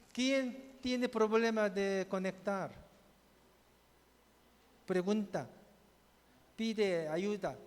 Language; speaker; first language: Spanish; non-native, fluent; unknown